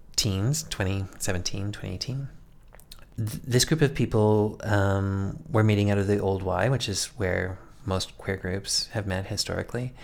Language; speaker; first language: English; native; English